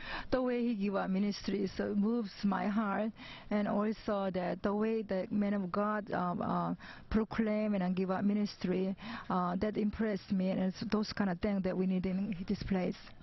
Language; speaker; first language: English; non-native, fluent; Korean